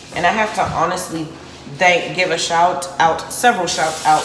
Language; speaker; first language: English; native; English